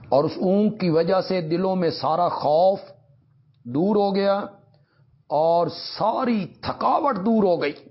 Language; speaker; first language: Urdu; non-native, local second language; Punjabi